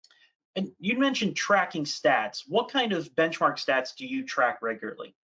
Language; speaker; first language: English; native; English